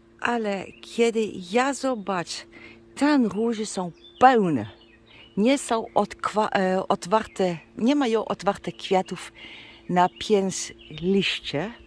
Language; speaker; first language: Polish; non-native, learner; Dutch